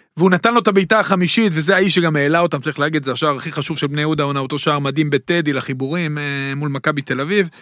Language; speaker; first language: Hebrew; native; Hebrew